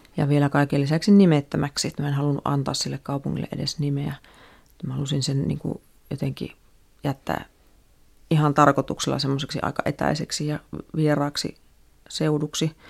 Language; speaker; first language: Finnish; native; Finnish